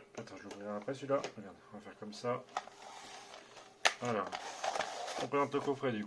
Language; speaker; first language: French; native; French